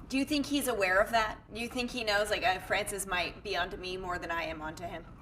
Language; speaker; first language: English; native; English